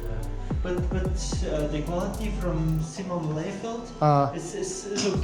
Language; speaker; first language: English; non-native, fluent; Dutch